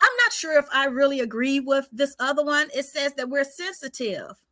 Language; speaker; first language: English; native; English